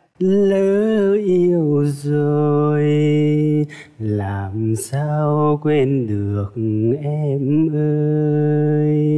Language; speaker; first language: Vietnamese; non-native, local second language; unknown